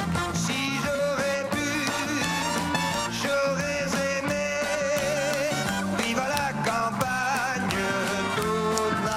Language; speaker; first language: French; native; French